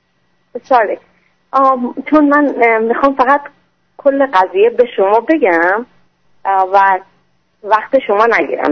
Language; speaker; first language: Persian; non-native, fluent; French